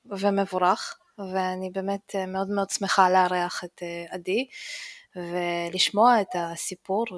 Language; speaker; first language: Hebrew; early bilingual, other home language; Russian